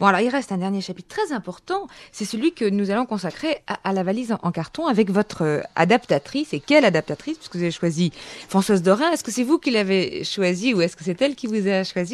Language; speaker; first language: French; native; French